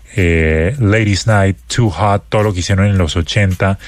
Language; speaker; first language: Spanish; native; Spanish